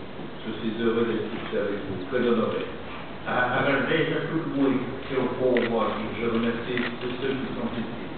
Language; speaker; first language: French; non-native, fluent; Portuguese